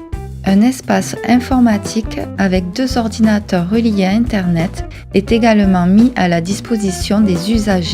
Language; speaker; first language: French; native; French